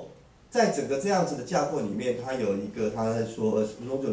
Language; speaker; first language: Chinese; native; Chinese